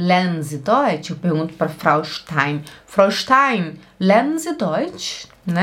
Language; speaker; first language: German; non-native, fluent; Portuguese